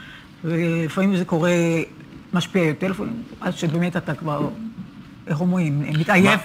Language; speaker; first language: Hebrew; native; Hebrew